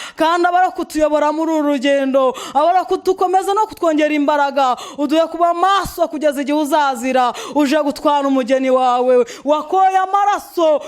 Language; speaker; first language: Kinyarwanda; native; Kinyarwanda